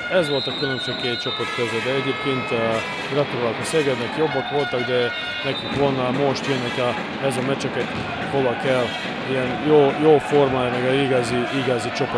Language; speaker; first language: Hungarian; non-native, learner; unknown